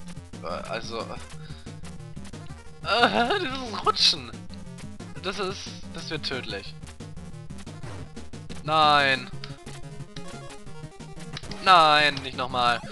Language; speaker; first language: German; native; German